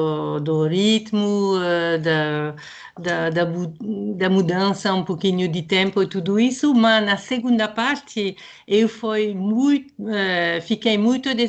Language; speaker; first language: Portuguese; non-native, fluent; French